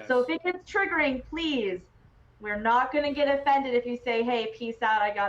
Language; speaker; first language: English; native; English